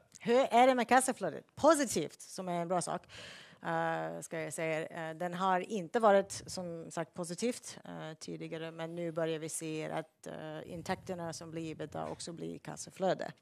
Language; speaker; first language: Swedish; non-native, fluent; English